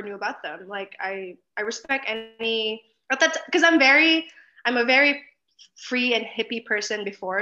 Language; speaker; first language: English; non-native, local second language; Filipino